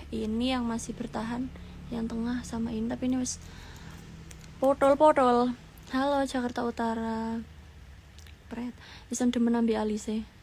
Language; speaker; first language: Indonesian; non-native, local second language; Javanese